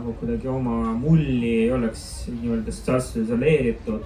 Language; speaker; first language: Estonian; non-native, local second language; Russian